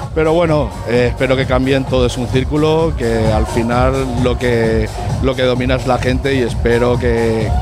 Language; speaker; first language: Spanish; native; Spanish